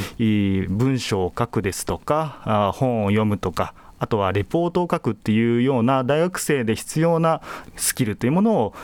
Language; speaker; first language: Japanese; native; Japanese